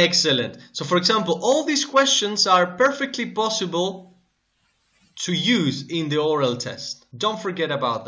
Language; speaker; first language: English; non-native, fluent; Spanish